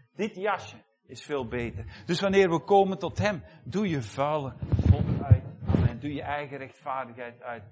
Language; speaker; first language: Dutch; native; Dutch